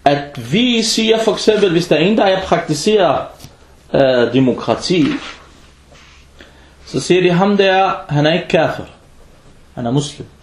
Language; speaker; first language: Danish; early bilingual, other home language; Arabic